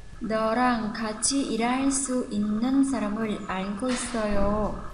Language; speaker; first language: Korean; non-native, fluent; Vietnamese